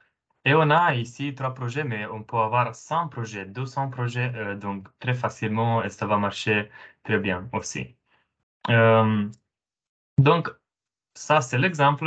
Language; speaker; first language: French; non-native, fluent; Romanian